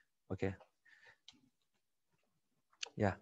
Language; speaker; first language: English; non-native, learner; Chinese